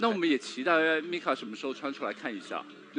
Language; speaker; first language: Chinese; native; Chinese